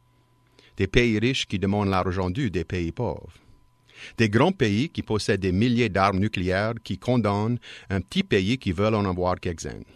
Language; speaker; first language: French; native; French